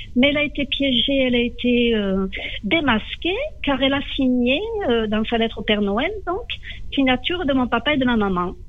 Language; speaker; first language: French; native; French